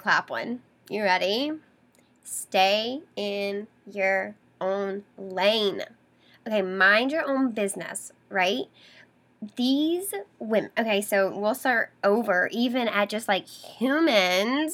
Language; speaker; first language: English; native; English